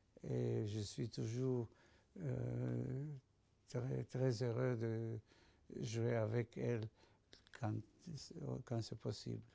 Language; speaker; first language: French; non-native, fluent; Spanish